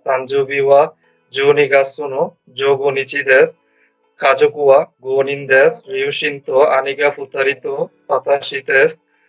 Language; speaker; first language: Japanese; non-native, learner; Bangla